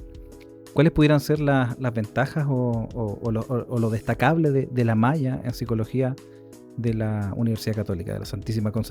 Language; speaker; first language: Spanish; native; Spanish